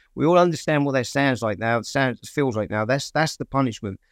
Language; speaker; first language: English; native; English